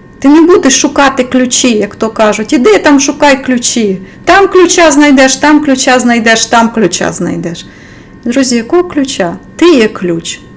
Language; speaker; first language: Ukrainian; non-native, local second language; Russian